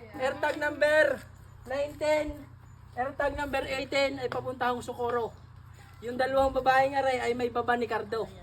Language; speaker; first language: Filipino; native; Filipino